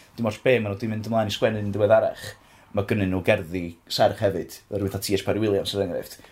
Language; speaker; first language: Welsh; native; Welsh